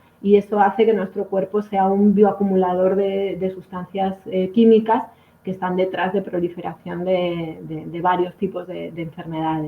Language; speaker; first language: Spanish; native; Spanish